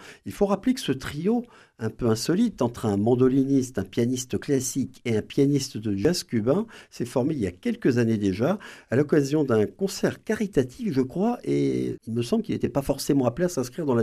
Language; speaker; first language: French; native; French